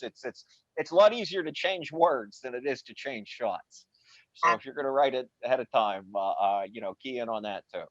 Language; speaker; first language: English; native; English